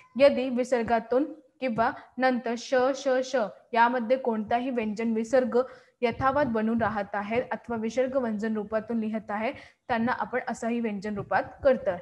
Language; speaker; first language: Marathi; non-native, local second language; Hindi